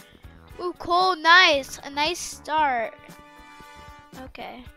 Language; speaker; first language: English; native; English